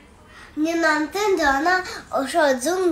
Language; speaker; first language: Chinese; early bilingual, other home language; Russian